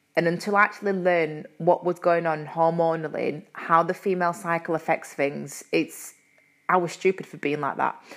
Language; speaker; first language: English; native; English